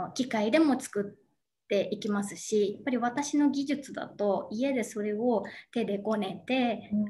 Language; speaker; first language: Japanese; native; Japanese